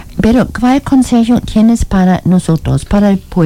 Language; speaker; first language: Spanish; non-native, learner; German